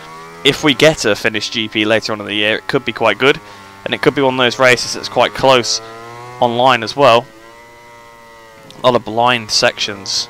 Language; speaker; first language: English; native; English